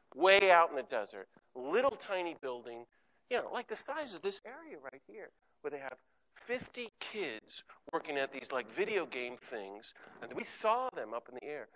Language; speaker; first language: English; native; English